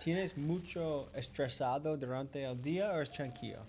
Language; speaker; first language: Spanish; non-native, learner; English